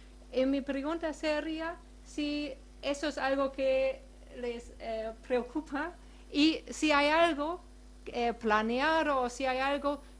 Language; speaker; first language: Spanish; non-native, fluent; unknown